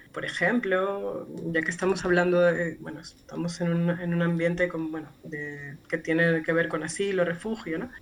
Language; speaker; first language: Spanish; native; Spanish